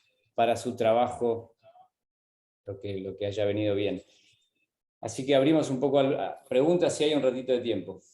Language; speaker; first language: Spanish; native; Spanish